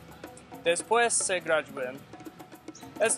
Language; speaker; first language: Spanish; non-native, learner; English